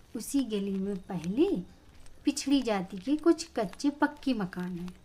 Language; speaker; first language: Hindi; native; Hindi